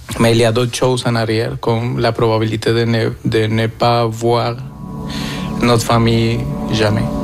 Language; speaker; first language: French; non-native, fluent; Spanish